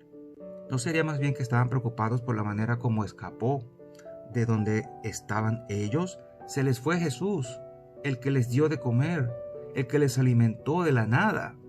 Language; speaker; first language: Spanish; native; Spanish